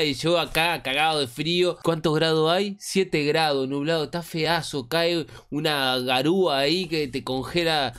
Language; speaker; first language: Spanish; native; Spanish